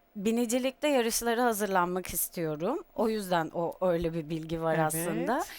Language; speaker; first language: Turkish; native; Turkish